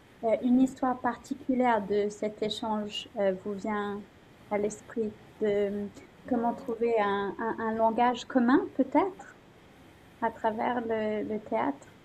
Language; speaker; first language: French; non-native, fluent; English